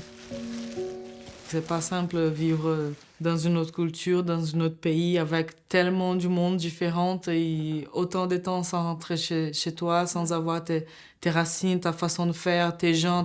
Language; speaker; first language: French; non-native, fluent; Portuguese